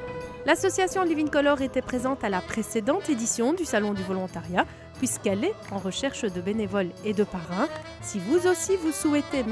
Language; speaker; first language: French; native; French